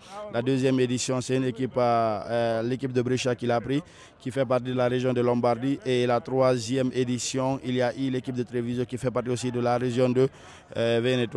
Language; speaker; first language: French; non-native, local second language; Fula